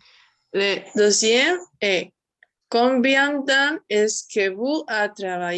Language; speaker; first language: French; non-native, learner; Spanish